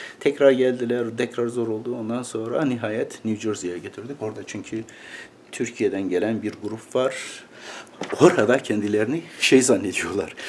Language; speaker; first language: Turkish; native; Turkish